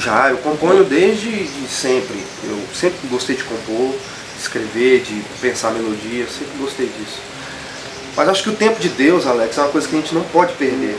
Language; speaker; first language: Portuguese; native; Portuguese